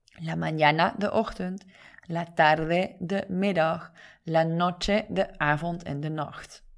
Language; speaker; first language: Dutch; native; Dutch